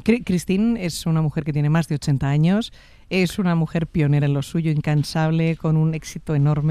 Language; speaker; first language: Spanish; native; Spanish